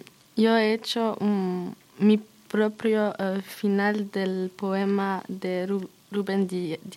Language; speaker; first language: Spanish; early bilingual, heritage; Spanish